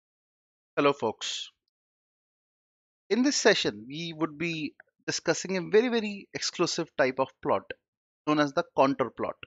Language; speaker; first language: English; non-native, local second language; Hindi